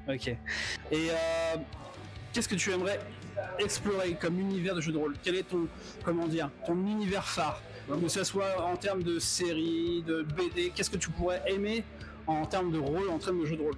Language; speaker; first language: French; native; French